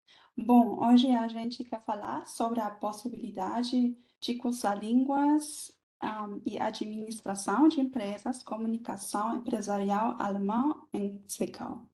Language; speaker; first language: Portuguese; non-native, fluent; German